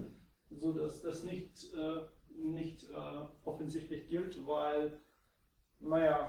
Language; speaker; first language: German; non-native, fluent; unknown